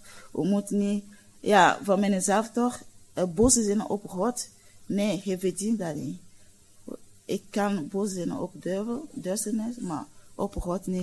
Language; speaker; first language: Dutch; non-native, learner; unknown